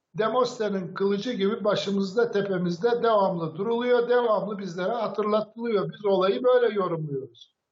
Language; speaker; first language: Turkish; native; Turkish